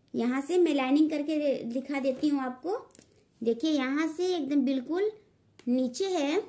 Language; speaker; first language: Hindi; native; Hindi